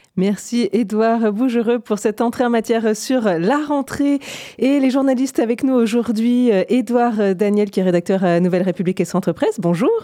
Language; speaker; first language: French; native; French